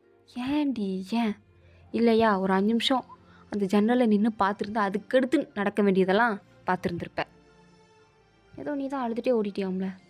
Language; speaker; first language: Tamil; native; Tamil